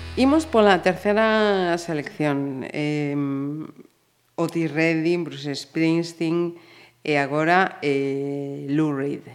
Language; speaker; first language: Galician; non-native, local second language; Spanish